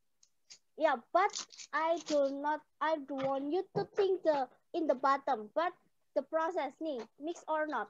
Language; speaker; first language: English; non-native, learner; Indonesian